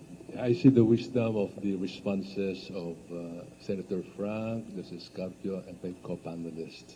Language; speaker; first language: English; non-native, local second language; Filipino